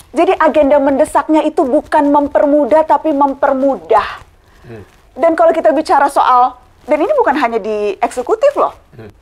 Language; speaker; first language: Indonesian; native; Indonesian